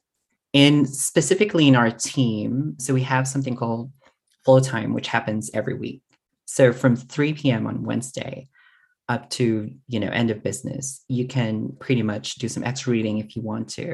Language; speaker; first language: English; non-native, local second language; Filipino